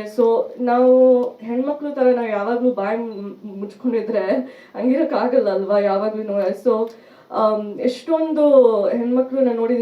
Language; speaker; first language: Kannada; early bilingual, heritage; Kannada